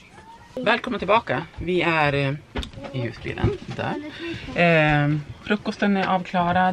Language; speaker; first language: Swedish; native; Swedish